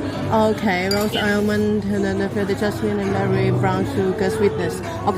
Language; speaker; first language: English; non-native, learner; Cantonese